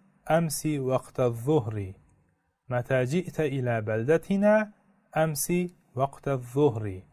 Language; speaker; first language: Arabic; non-native, fluent; Uzbek